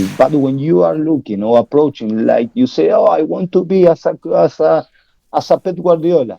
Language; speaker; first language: English; non-native, learner; Spanish